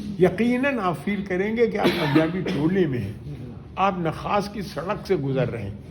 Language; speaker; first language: Urdu; native; Urdu